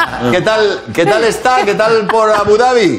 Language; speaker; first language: Spanish; native; Spanish